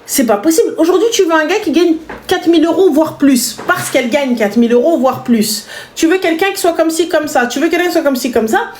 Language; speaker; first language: French; native; French